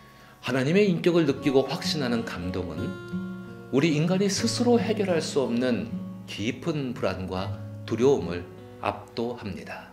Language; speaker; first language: Korean; native; Korean